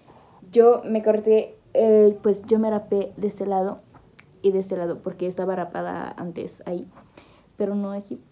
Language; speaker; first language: Spanish; non-native, learner; French